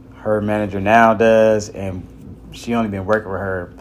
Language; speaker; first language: English; native; English